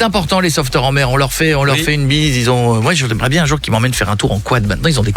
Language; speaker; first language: French; native; French